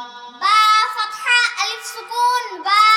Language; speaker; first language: Arabic; non-native, learner; Bangla